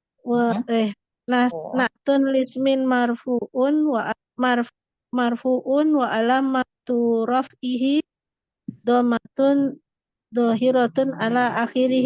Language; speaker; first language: Arabic; non-native, learner; Indonesian